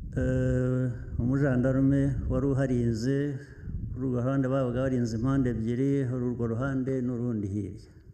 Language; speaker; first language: Kinyarwanda; early bilingual, heritage; Kinyarwanda